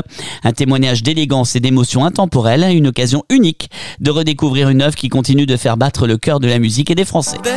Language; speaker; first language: French; native; French